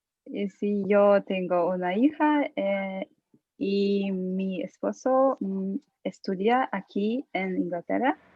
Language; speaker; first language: Spanish; non-native, learner; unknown